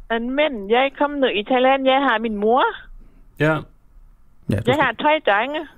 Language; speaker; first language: Danish; non-native, learner; Thai